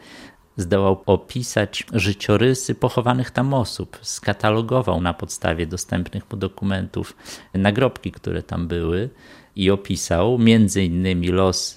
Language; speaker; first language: Polish; native; Polish